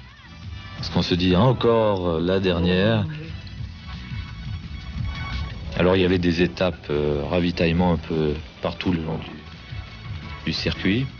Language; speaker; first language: French; native; French